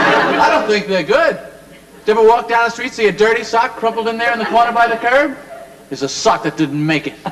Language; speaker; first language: English; native; English